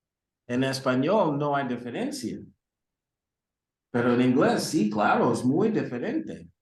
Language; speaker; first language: Spanish; non-native, learner; English